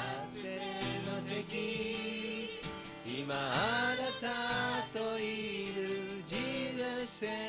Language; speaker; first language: Japanese; native; Japanese